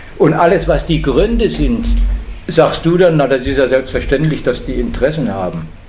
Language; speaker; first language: German; native; German